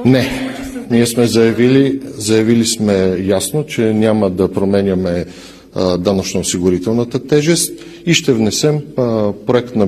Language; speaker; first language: Bulgarian; native; Bulgarian